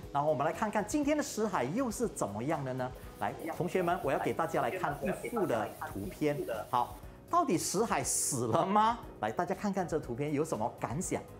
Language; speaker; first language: Chinese; native; Chinese